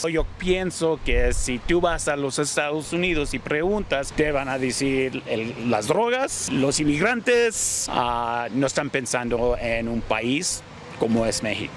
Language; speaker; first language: Spanish; early bilingual, heritage; Spanish